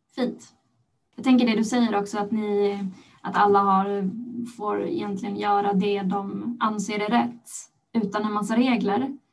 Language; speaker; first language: Swedish; native; Swedish